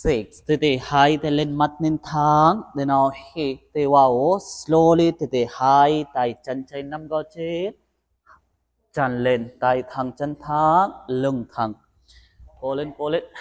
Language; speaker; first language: Vietnamese; non-native, learner; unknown